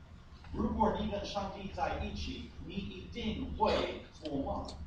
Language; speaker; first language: Chinese; non-native, fluent; English